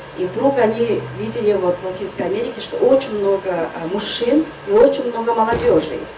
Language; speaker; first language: Russian; non-native, fluent; Mongolian